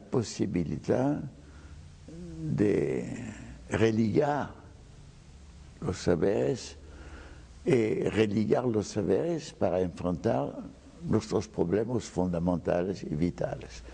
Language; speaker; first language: Spanish; non-native, fluent; French